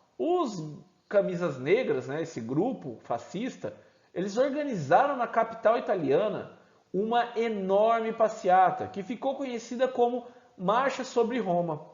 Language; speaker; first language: Portuguese; native; Portuguese